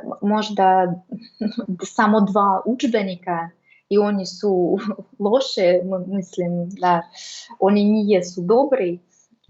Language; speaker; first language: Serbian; non-native, learner; Russian